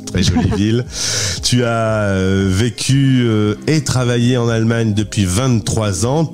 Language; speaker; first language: French; native; French